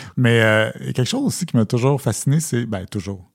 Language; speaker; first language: French; native; French